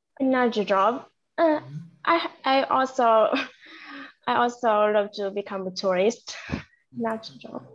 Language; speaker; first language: English; non-native, learner; Vietnamese